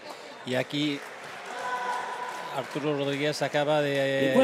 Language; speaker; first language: Spanish; non-native, fluent; French